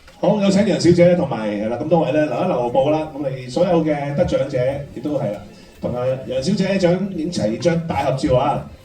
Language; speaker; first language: Cantonese; native; Cantonese